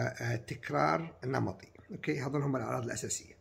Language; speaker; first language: Arabic; native; Arabic